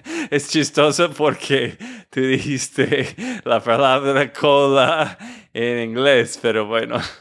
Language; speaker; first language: Spanish; non-native, fluent; English